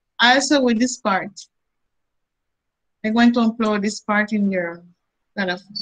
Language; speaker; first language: English; non-native, fluent; Spanish